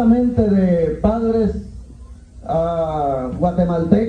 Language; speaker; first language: Spanish; native; Spanish